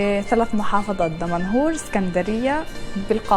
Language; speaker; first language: Arabic; native; Arabic